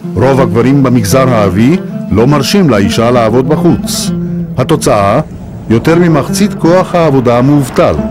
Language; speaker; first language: Hebrew; native; Hebrew